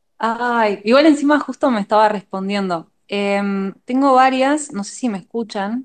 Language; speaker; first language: Spanish; native; Spanish